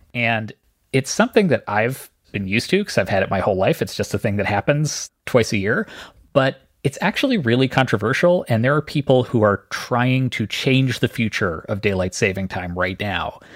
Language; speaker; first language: English; native; English